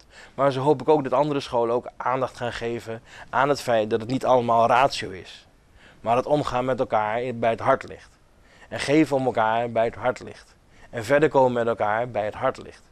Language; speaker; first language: Dutch; native; Dutch